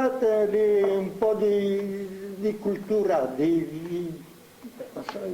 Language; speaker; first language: Italian; non-native, fluent; Slovenian